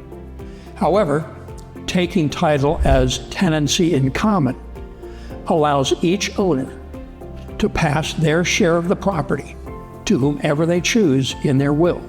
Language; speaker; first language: English; native; English